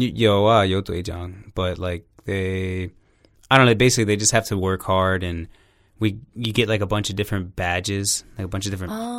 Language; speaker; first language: English; native; English